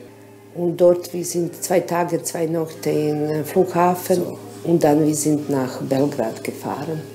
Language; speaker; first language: German; non-native, learner; Bosnian